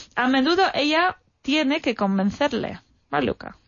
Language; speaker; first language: Spanish; non-native, fluent; English